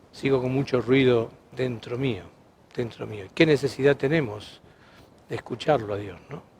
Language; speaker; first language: Spanish; native; Spanish